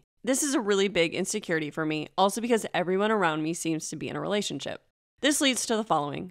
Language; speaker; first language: English; native; English